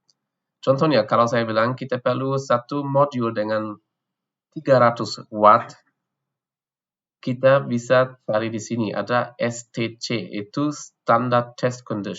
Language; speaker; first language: Indonesian; non-native, fluent; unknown